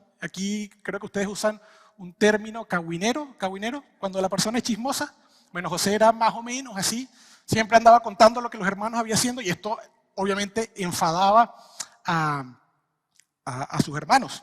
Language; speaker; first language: Spanish; native; Spanish